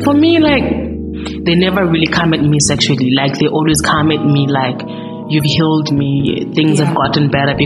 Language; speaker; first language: English; non-native, local second language; Xhosa